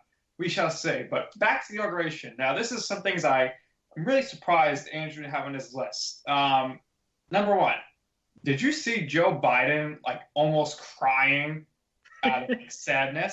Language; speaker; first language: English; native; English